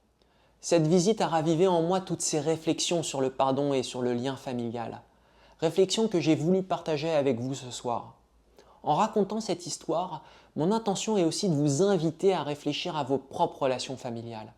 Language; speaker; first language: French; native; French